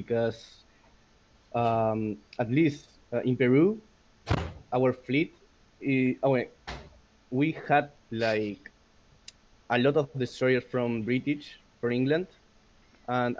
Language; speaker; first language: English; non-native, learner; Spanish